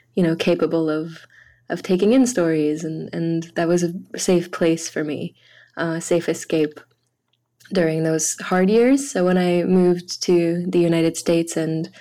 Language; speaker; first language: English; early bilingual, other home language; French